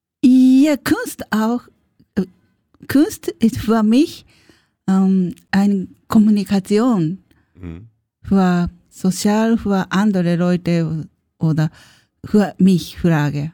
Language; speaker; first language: German; non-native, learner; Japanese